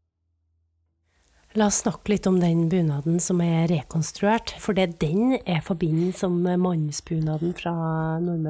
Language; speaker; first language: Norwegian; native; Norwegian